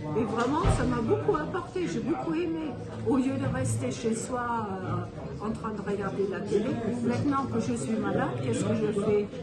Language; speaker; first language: French; non-native, fluent; German